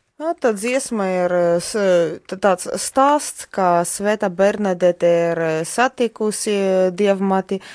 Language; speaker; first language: Latvian; non-native, fluent; Polish